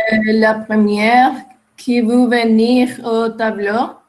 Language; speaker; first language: French; non-native, learner; Spanish